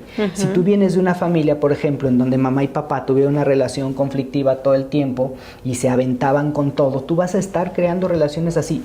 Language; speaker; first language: Spanish; native; Spanish